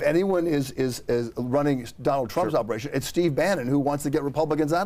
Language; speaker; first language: English; native; English